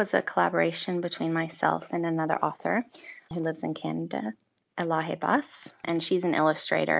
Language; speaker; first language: English; native; English